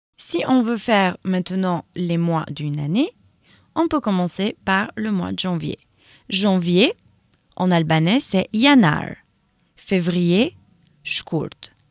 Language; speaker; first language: French; non-native, fluent; Albanian